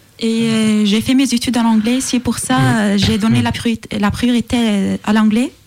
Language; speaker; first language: French; non-native, learner; Arabic